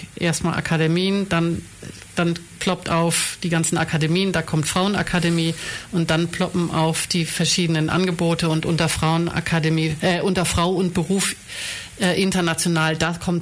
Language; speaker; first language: German; native; German